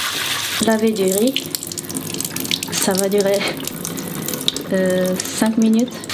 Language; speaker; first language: French; non-native, learner; Japanese